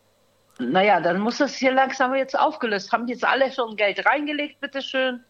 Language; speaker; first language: German; native; German